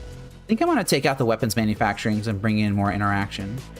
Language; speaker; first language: English; native; English